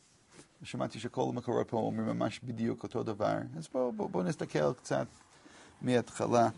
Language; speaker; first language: Hebrew; non-native, fluent; English